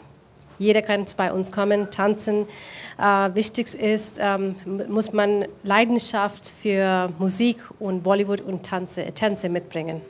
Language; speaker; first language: German; non-native, fluent; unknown